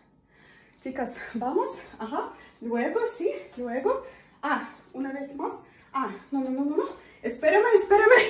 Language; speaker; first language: Spanish; non-native, learner; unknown